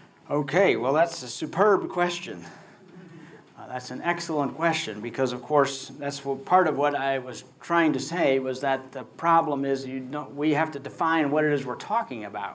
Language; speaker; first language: English; native; English